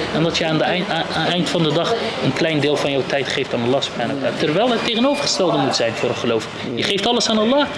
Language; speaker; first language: Dutch; early bilingual, other home language; Arabic